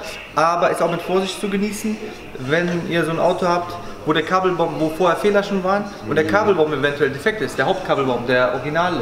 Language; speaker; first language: German; native; German